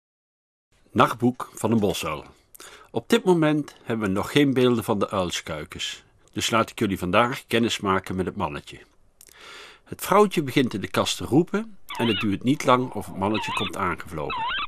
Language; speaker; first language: Dutch; native; Dutch